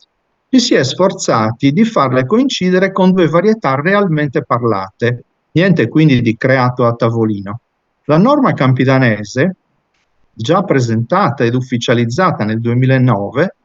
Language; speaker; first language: Italian; native; Italian